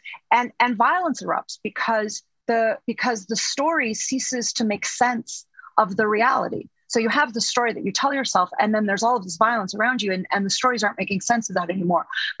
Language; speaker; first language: English; native; English